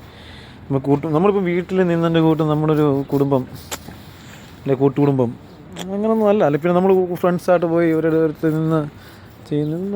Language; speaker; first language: Malayalam; native; Malayalam